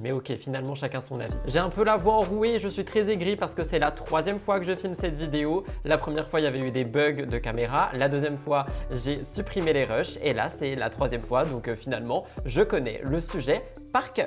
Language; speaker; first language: French; native; French